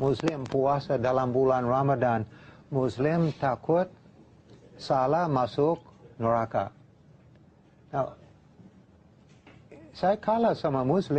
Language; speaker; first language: Indonesian; non-native, learner; English